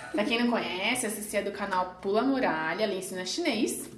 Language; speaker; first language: Portuguese; early bilingual, heritage; Portuguese